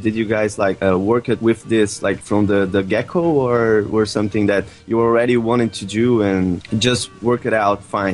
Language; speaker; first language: English; non-native, fluent; Portuguese